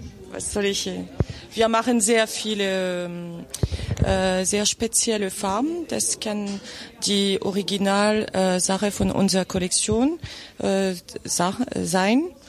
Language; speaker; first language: German; non-native, fluent; French